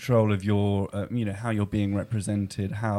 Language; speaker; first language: English; native; English